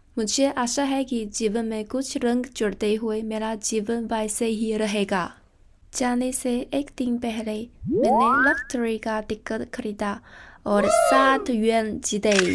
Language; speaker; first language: Hindi; non-native, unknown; Chinese